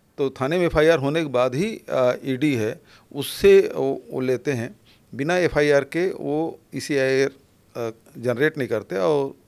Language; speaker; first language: Hindi; native; Hindi